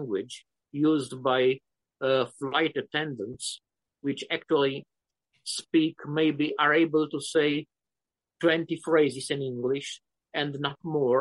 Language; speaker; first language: English; non-native, fluent; Romanian